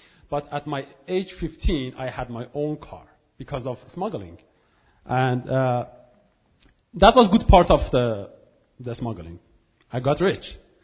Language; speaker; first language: English; non-native, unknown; Kurdish